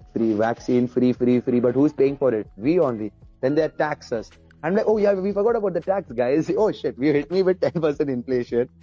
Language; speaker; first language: English; early bilingual, other home language; Arabic